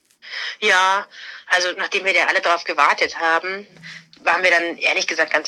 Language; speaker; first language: German; native; German